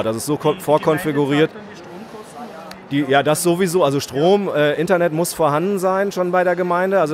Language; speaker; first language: German; native; German